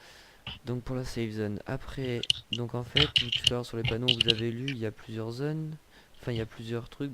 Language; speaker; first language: French; native; French